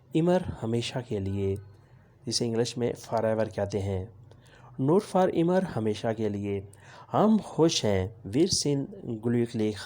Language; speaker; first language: Urdu; native; Urdu